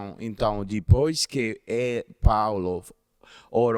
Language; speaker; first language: Portuguese; non-native, learner; Spanish